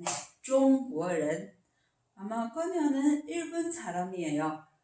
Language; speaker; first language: Korean; non-native, learner; Chinese